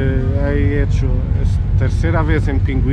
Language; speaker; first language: Spanish; non-native, learner; Portuguese